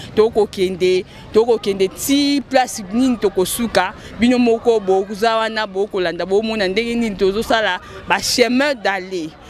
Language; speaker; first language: Lingala; native; Lingala